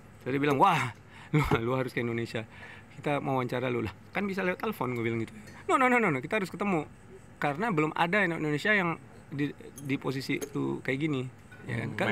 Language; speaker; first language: Indonesian; non-native, fluent; English